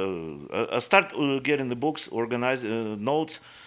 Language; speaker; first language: English; non-native, fluent; Russian